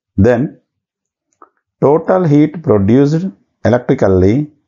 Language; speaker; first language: English; non-native, local second language; Telugu